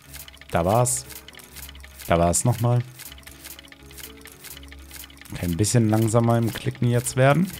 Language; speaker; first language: German; native; German